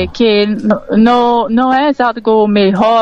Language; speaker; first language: Spanish; non-native, learner; Portuguese